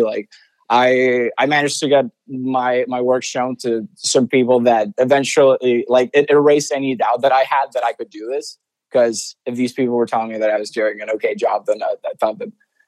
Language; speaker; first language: English; non-native, fluent; Spanish